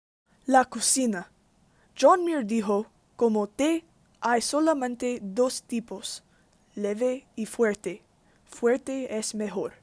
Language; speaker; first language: Spanish; non-native, learner; English